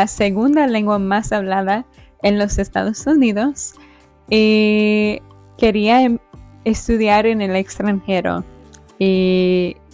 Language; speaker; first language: Spanish; non-native, fluent; English